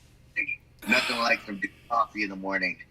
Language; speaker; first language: English; native; English